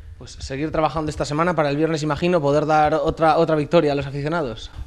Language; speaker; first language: Spanish; native; Spanish